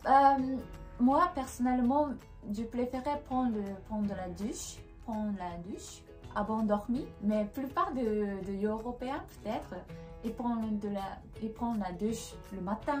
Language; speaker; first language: French; non-native, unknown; Japanese